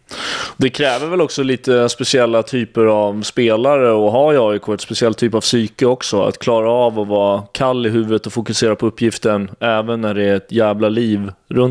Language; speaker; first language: Swedish; native; Swedish